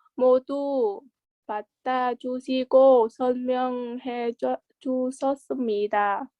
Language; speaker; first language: Korean; non-native, learner; Vietnamese